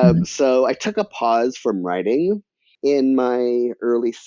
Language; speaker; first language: English; native; English